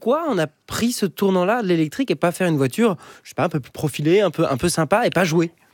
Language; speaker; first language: French; native; French